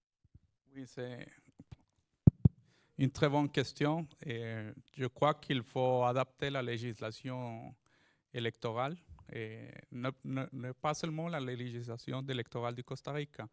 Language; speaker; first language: French; non-native, fluent; Spanish